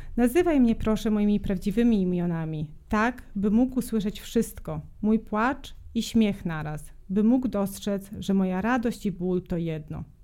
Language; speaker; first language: Polish; non-native, fluent; Serbian